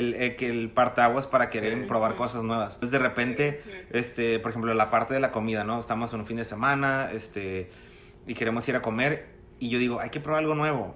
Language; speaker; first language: Spanish; native; Spanish